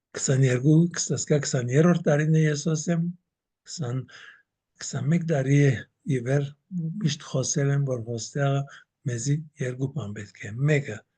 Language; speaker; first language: Armenian; early bilingual, heritage; Armenian